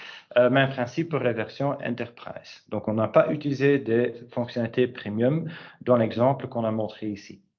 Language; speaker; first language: French; native; French